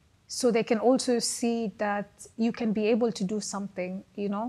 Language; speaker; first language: English; non-native, local second language; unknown